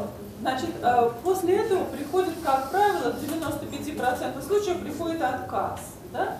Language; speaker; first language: Russian; native; Russian